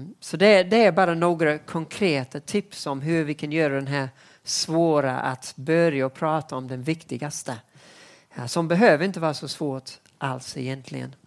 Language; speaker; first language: Swedish; non-native, fluent; English